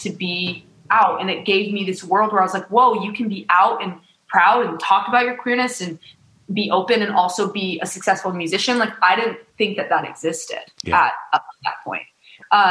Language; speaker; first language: English; native; English